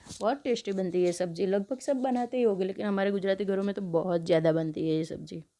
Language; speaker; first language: Hindi; non-native, local second language; Gujarati